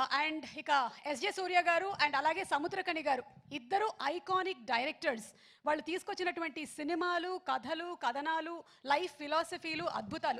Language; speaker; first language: Telugu; native; Telugu